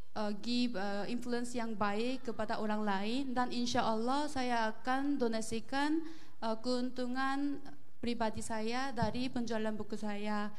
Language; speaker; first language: Indonesian; non-native, learner; Korean